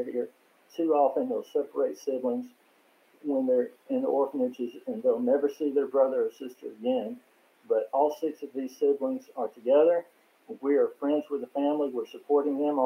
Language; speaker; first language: English; native; English